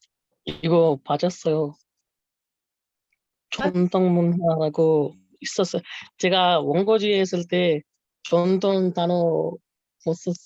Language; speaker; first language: Korean; non-native, learner; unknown